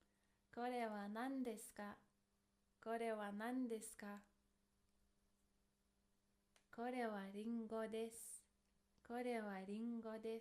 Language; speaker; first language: Japanese; non-native, fluent; English